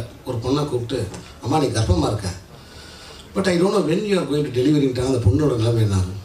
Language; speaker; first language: Tamil; native; Tamil